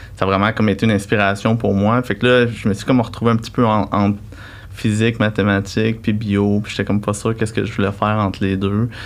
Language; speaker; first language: French; native; French